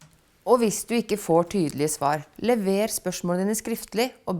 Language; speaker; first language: Norwegian; native; Norwegian